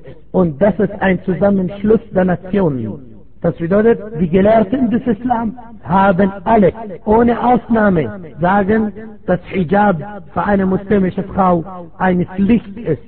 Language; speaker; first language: German; non-native, fluent; Arabic